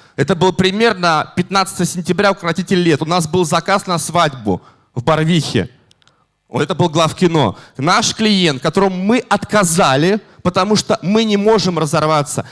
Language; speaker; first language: Russian; native; Russian